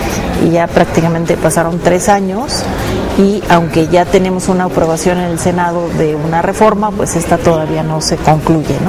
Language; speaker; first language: Spanish; native; Spanish